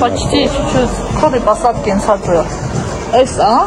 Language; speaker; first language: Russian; non-native, local second language; Armenian